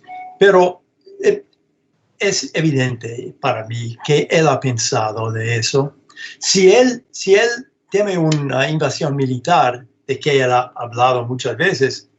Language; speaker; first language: Spanish; non-native, fluent; English